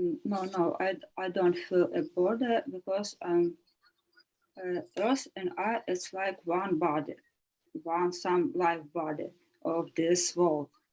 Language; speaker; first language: English; non-native, learner; Ukrainian